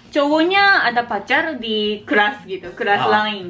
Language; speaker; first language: Indonesian; non-native, learner; Japanese